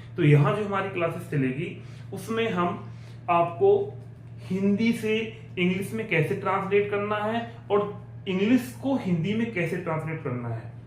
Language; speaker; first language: Hindi; native; Hindi